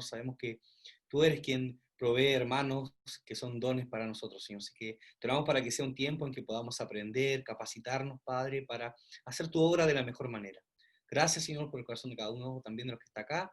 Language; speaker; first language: Spanish; native; Spanish